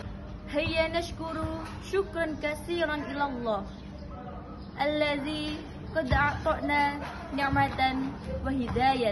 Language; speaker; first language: Arabic; non-native, learner; Indonesian